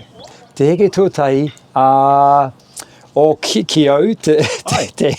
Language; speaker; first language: Māori; non-native, local second language; English